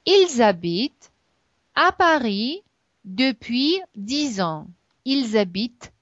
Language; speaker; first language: French; non-native, fluent; Russian